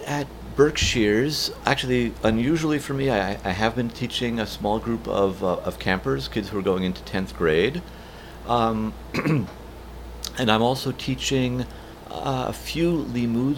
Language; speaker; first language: English; native; English